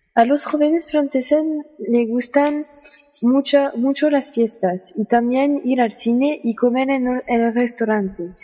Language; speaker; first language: Spanish; non-native, learner; French